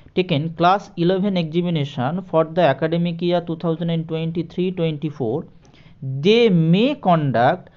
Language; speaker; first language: English; non-native, local second language; Bangla